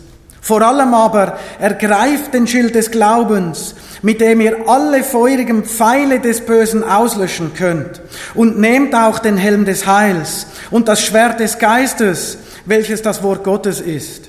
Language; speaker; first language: German; native; German